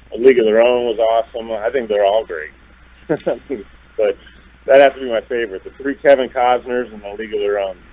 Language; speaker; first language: English; native; English